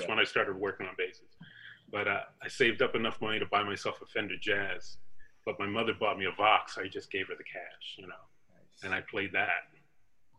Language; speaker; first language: English; native; English